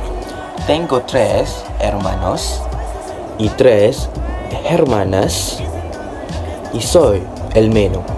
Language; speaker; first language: Spanish; non-native, learner; Malay